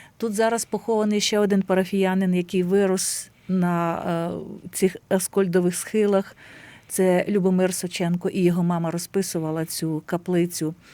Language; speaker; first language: Ukrainian; native; Ukrainian